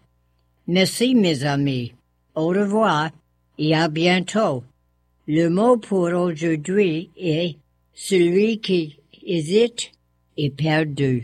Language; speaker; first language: French; non-native, learner; English